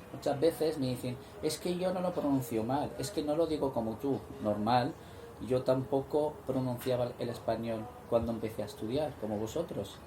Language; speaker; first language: Spanish; non-native, fluent; Arabic